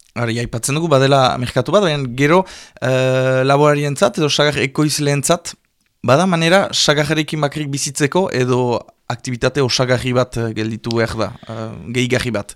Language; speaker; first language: Basque; native; Basque